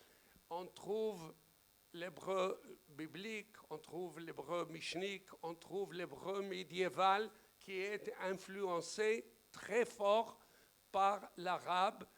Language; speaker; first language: French; non-native, fluent; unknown